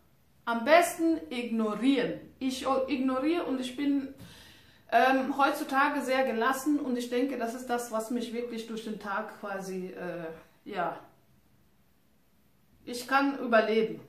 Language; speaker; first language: German; non-native, fluent; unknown